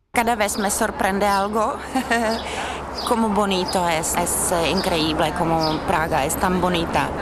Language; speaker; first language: Spanish; non-native, learner; Czech